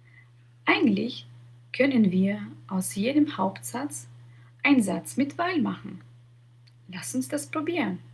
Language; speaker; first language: German; non-native, fluent; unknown